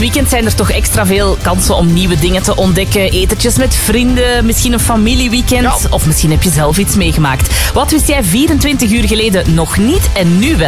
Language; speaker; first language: Dutch; native; Dutch